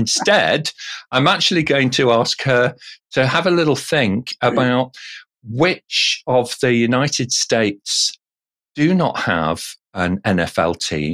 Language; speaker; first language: English; native; English